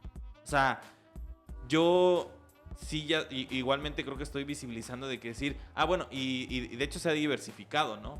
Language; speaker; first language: Spanish; native; Spanish